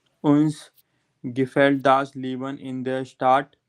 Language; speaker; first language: German; non-native, fluent; Hindi